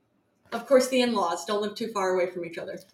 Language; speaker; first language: English; native; English